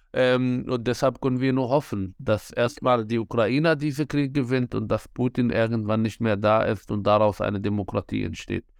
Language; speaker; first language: German; non-native, fluent; Arabic